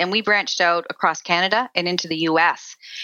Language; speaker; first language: English; native; English